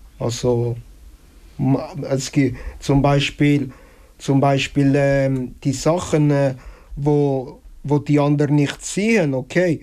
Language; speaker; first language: German; early bilingual, other home language; Italian